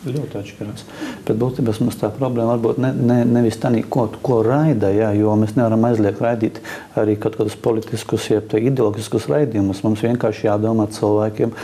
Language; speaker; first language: Latvian; native; Latvian